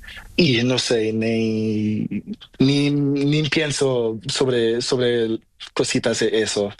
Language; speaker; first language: Spanish; non-native, learner; Portuguese